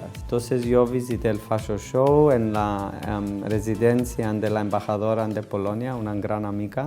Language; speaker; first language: Spanish; non-native, fluent; Greek